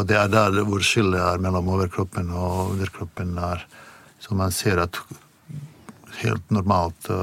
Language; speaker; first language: Norwegian; non-native, fluent; Bosnian